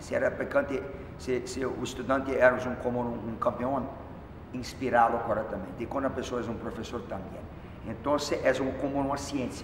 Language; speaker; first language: Spanish; non-native, fluent; Portuguese